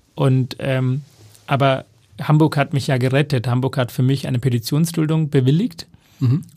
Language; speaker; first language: German; non-native, fluent; Tamil